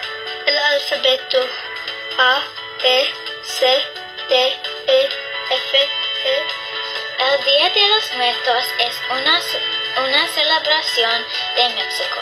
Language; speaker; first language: Spanish; non-native, learner; English